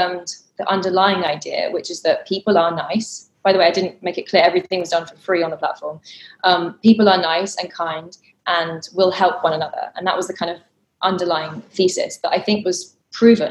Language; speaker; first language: English; native; English